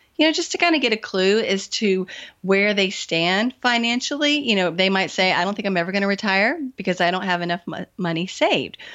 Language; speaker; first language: English; native; English